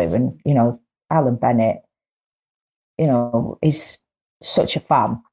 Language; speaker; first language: English; native; English